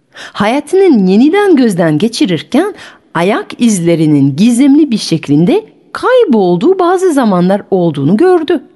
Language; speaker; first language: Turkish; non-native, fluent; French